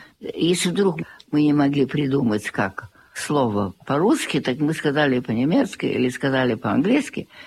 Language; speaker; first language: Russian; early bilingual, heritage; Russian